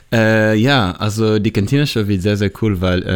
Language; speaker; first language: German; non-native, fluent; Hebrew